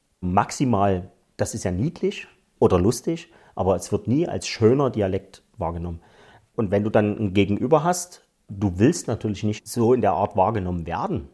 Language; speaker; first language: German; native; German